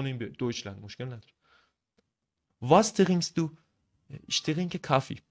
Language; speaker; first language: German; non-native, fluent; Persian